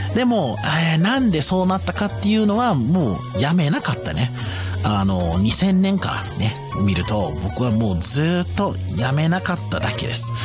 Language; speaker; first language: Japanese; non-native, fluent; English